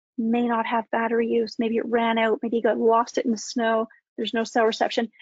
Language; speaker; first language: English; native; English